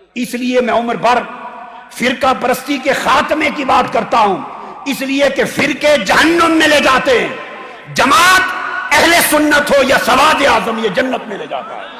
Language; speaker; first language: Urdu; non-native, local second language; Punjabi